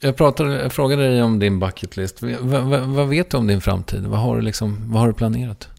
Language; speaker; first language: Swedish; native; Swedish